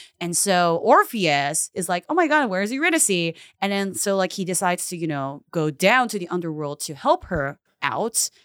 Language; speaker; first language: English; early bilingual, other home language; Japanese